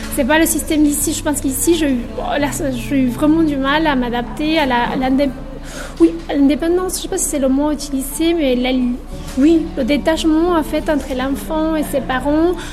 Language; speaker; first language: French; non-native, fluent; Spanish